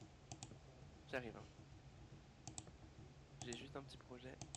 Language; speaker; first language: French; native; French